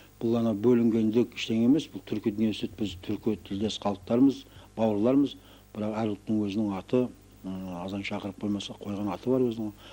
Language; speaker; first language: Kazakh; early bilingual, heritage; Kazakh